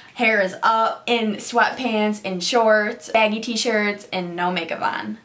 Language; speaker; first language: English; native; English